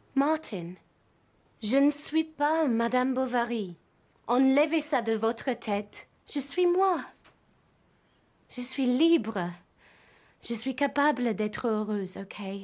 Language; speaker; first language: French; non-native, fluent; English